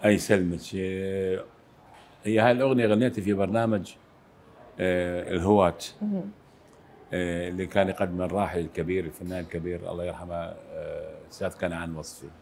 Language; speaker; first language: Arabic; native; Arabic